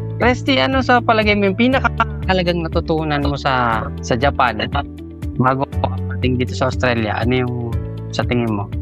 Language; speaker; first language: Filipino; native; Filipino